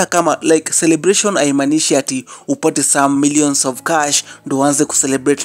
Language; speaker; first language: Swahili; non-native, local second language; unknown